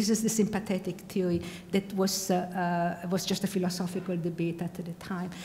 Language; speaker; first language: English; non-native, fluent; Italian